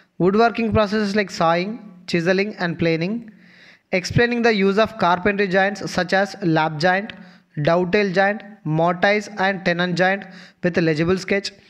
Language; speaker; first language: English; non-native, local second language; Telugu